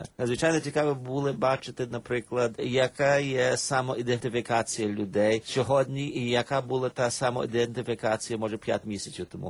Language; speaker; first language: Ukrainian; early bilingual, heritage; Ukrainian